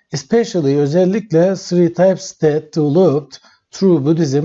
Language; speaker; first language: English; non-native, fluent; Turkish